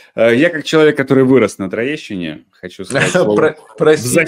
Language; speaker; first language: Russian; native; Russian